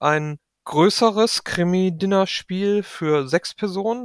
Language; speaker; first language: German; native; German